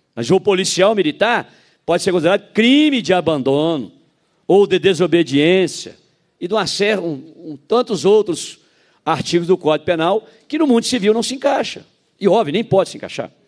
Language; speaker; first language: Portuguese; native; Portuguese